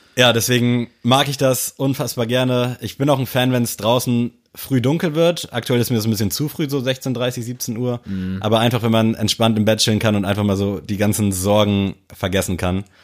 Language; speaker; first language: German; native; German